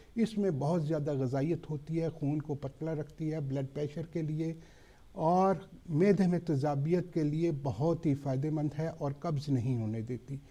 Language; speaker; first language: Urdu; native; Urdu